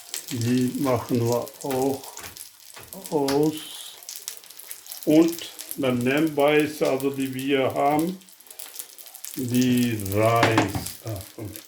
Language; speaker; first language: German; non-native, learner; Urdu